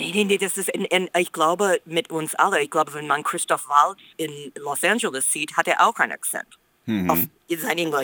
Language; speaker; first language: German; non-native, fluent; English